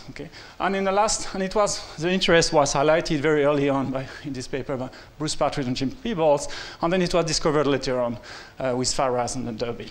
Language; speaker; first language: English; non-native, fluent; French